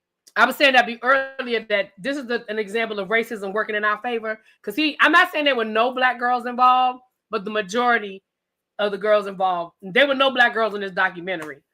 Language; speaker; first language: English; native; English